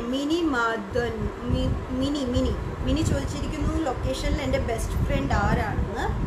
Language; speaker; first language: Malayalam; early bilingual, heritage; Malayalam